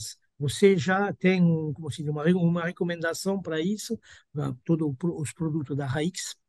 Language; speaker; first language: Portuguese; non-native, fluent; French